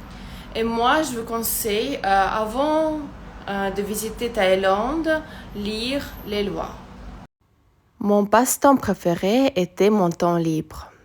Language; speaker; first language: French; non-native, fluent; Russian